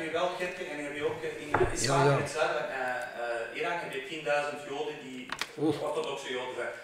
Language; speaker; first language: Dutch; non-native, fluent; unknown